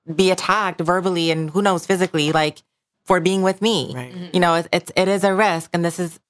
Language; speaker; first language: English; early bilingual, other home language; Bangla